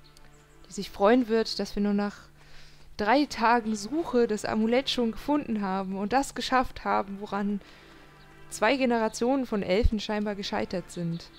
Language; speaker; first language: German; native; German